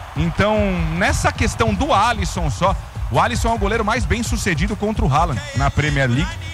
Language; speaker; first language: Portuguese; native; Portuguese